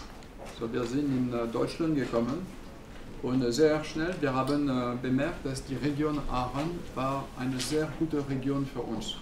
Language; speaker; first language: German; non-native, learner; French